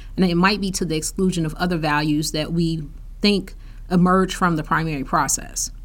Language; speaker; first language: English; native; English